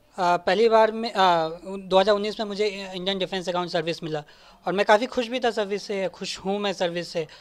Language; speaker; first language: Hindi; native; Hindi